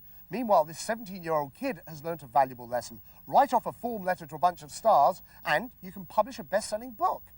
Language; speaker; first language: English; native; English